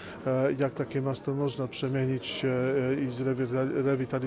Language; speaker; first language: Polish; early bilingual, heritage; Polish